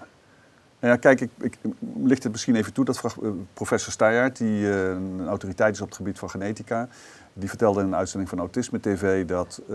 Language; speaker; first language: Dutch; native; Dutch